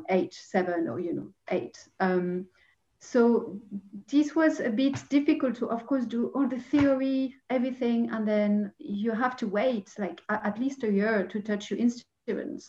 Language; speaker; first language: English; non-native, fluent; French